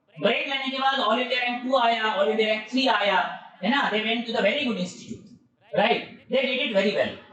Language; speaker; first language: Hindi; non-native, local second language; Marathi